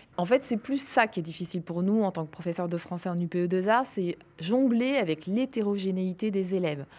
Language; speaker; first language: French; native; French